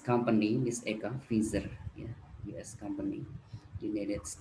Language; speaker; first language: English; non-native, fluent; Indonesian